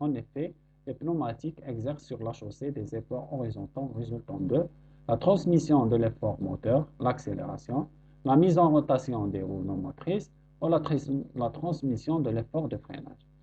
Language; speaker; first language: French; non-native, local second language; Arabic